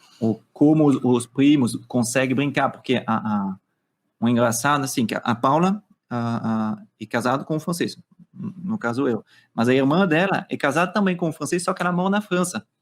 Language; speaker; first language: Portuguese; non-native, fluent; French